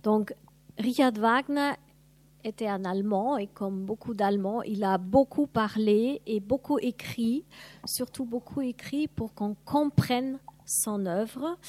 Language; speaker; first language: French; non-native, fluent; German